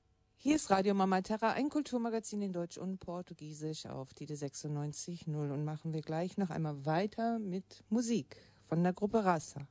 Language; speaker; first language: German; native; German